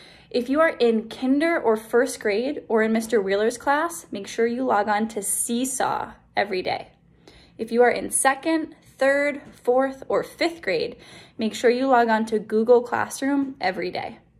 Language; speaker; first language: English; native; English